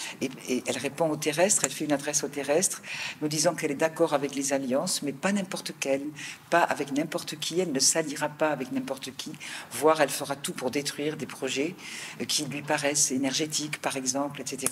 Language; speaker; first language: French; native; French